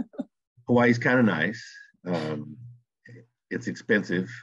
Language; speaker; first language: English; native; English